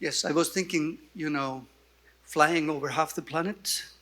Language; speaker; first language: English; non-native, fluent; Icelandic